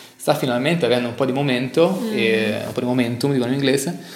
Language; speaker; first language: Italian; native; Italian